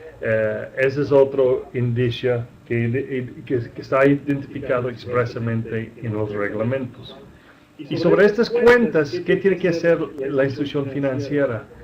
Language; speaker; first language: Spanish; non-native, fluent; English